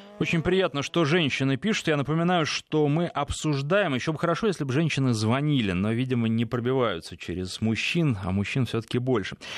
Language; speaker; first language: Russian; native; Russian